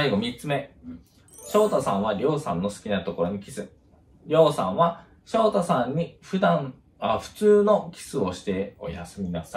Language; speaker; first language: Japanese; native; Japanese